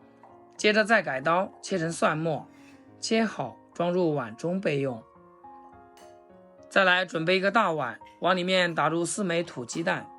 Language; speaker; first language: Chinese; native; Chinese